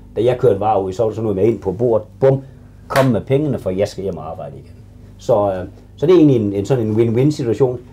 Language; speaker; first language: Danish; native; Danish